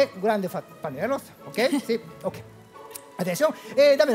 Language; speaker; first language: Spanish; non-native, learner; Japanese